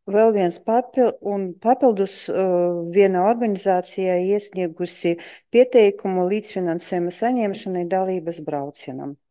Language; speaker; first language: Latvian; non-native, local second language; Russian